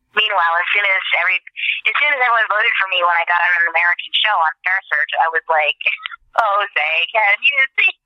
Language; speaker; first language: English; native; English